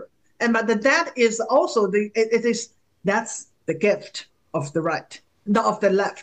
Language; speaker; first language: English; non-native, fluent; Chinese